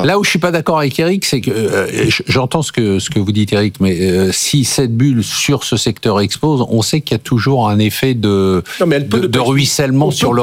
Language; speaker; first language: French; native; French